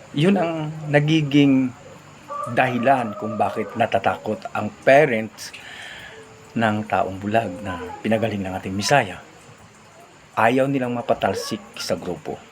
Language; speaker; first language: Filipino; non-native, local second language; Cebuano